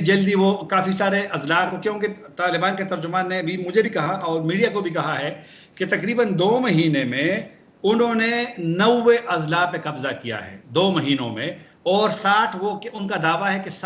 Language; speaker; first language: Hindi; non-native, local second language; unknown